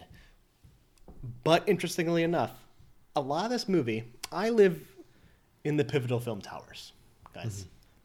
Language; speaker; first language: English; native; English